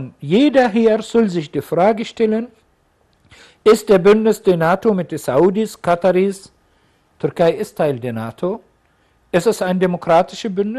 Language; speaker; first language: German; non-native, fluent; Arabic